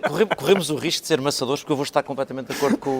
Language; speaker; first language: Portuguese; native; Portuguese